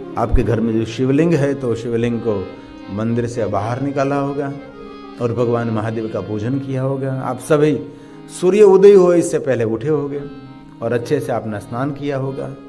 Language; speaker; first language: Hindi; non-native, local second language; Gujarati